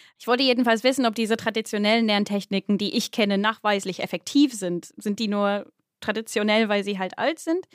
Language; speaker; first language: German; non-native, fluent; English